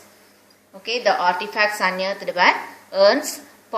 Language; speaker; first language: English; non-native, local second language; Tamil